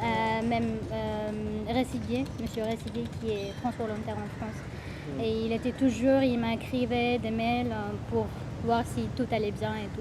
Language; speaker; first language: French; non-native, fluent; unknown